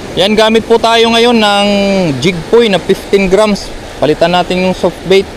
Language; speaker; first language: Filipino; non-native, local second language; Waray